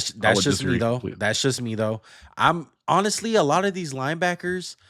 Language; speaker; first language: English; native; English